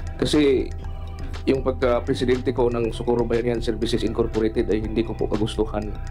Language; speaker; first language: Filipino; non-native, local second language; Cebuano